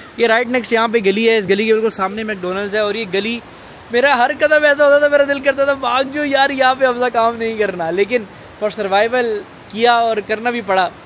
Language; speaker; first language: Hindi; non-native, local second language; Punjabi